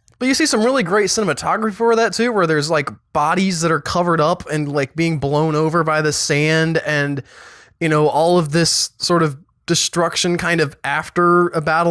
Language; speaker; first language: English; native; English